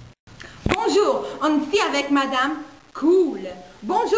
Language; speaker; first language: French; non-native, local second language; English